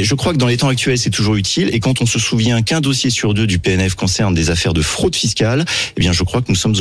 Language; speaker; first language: French; native; French